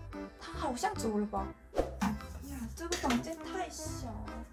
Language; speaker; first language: Chinese; non-native, learner; Korean